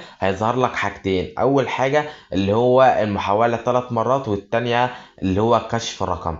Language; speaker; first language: Arabic; native; Arabic